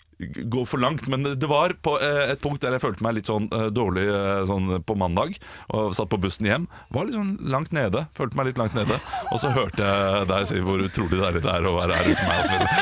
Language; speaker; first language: Norwegian; native; Norwegian